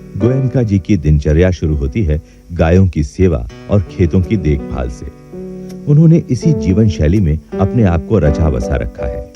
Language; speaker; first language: Hindi; native; Hindi